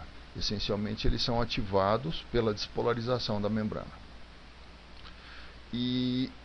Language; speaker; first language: Portuguese; native; Portuguese